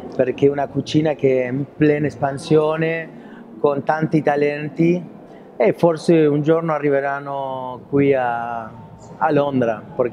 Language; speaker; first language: Italian; non-native, fluent; Spanish